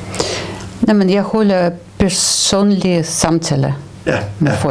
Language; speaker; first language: Danish; non-native, fluent; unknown